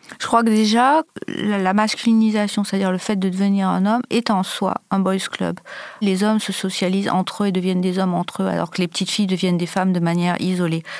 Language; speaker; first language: French; native; French